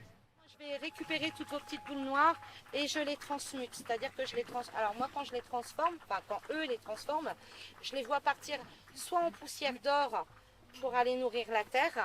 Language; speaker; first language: French; non-native, fluent; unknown